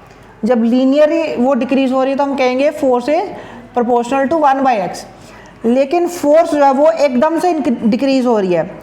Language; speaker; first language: Hindi; non-native, local second language; Punjabi